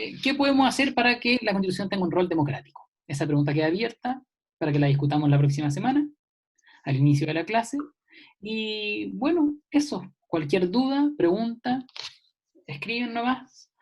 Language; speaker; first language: Spanish; native; Spanish